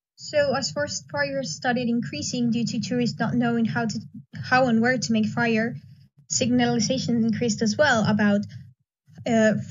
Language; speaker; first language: English; non-native, fluent; Spanish